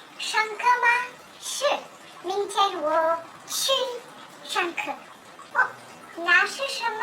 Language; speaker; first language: Chinese; non-native, learner; French